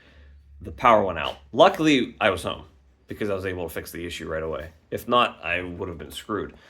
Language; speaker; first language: English; native; English